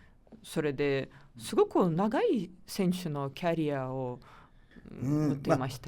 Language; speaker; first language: Japanese; non-native, learner; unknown